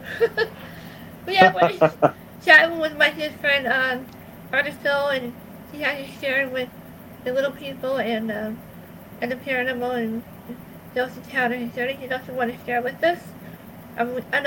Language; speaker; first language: English; native; English